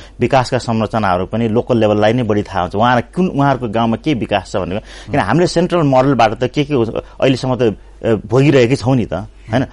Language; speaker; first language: Nepali; native; Nepali